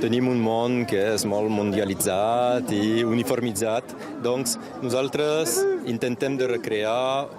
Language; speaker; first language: Catalan; non-native, local second language; French